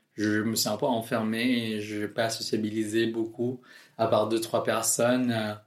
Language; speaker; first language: French; non-native, fluent; Filipino